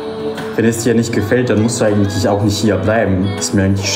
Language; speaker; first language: German; non-native, fluent; Polish